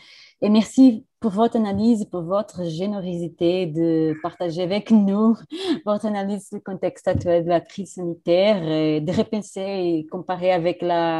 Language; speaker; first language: French; non-native, fluent; Portuguese